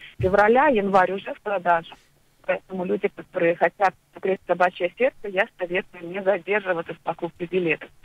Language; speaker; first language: Russian; native; Russian